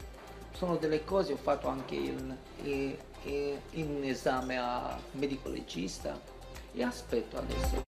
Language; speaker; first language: Italian; non-native, fluent; Romanian